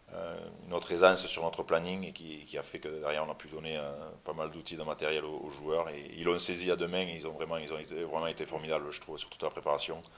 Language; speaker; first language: French; native; French